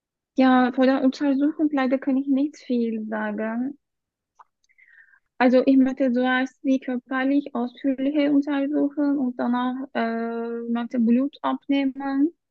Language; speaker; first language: German; non-native, learner; Turkish